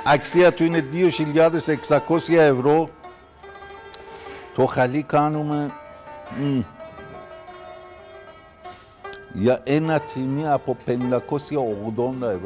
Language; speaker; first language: Greek; non-native, learner; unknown